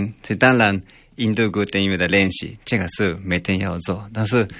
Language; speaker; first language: Chinese; non-native, fluent; Japanese